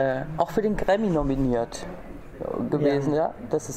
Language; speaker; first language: German; native; German